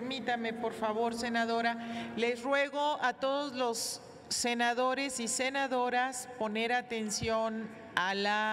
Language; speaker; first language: Spanish; native; Spanish